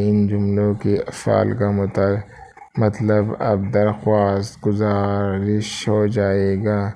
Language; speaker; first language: Urdu; native; Urdu